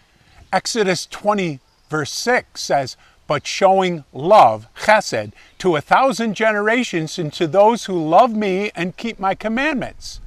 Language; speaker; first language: English; native; English